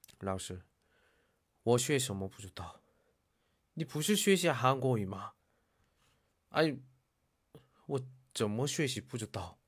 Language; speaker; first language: Chinese; non-native, learner; Korean